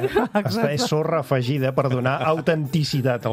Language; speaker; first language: Catalan; native; Catalan